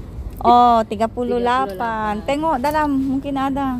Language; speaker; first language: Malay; non-native, learner; Filipino